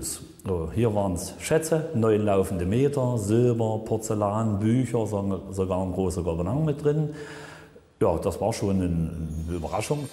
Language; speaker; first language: German; native; German